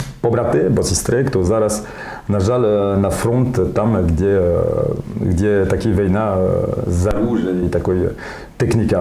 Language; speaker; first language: Ukrainian; non-native, learner; French